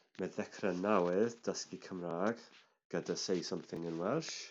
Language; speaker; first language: Welsh; non-native, learner; English